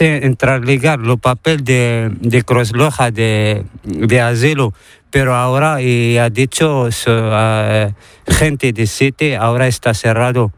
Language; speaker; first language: Spanish; non-native, learner; Arabic